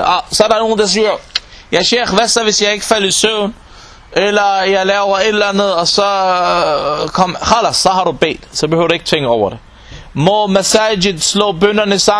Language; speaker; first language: Danish; non-native, local second language; Arabic